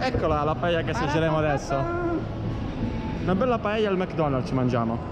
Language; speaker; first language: Italian; native; Italian